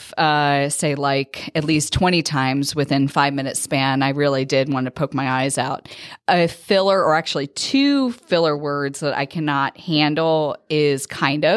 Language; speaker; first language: English; native; English